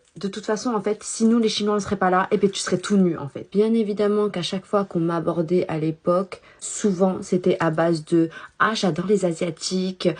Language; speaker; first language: French; early bilingual, other home language; Chinese